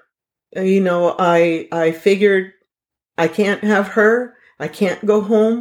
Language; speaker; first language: English; non-native, fluent; Spanish